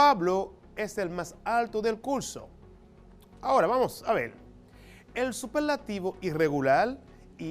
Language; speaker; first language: Spanish; non-native, fluent; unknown